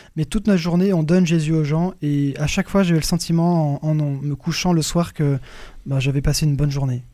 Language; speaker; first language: French; native; French